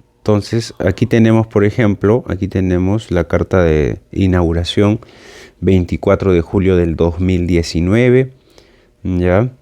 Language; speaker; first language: Spanish; native; Spanish